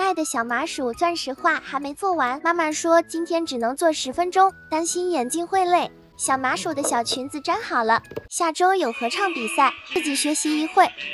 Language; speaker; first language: Chinese; native; Chinese